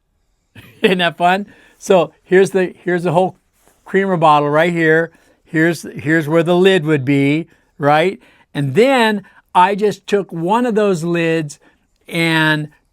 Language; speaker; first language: English; native; English